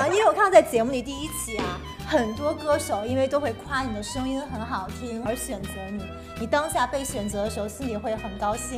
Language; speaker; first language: Chinese; native; Chinese